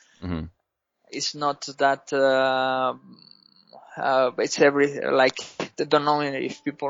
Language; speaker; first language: English; non-native, fluent; Spanish